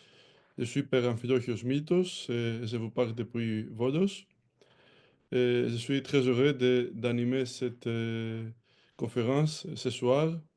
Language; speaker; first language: French; non-native, fluent; Greek